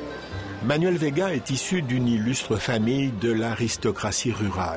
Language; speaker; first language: French; native; French